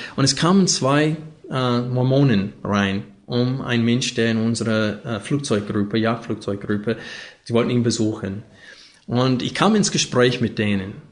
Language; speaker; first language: German; non-native, fluent; English